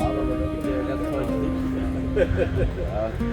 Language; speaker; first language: German; native; German